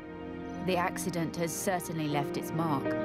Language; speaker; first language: English; native; English